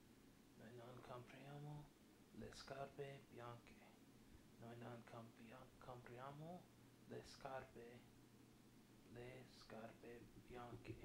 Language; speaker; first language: Italian; non-native, learner; English